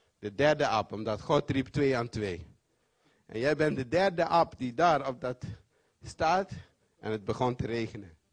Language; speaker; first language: Dutch; non-native, fluent; Papiamento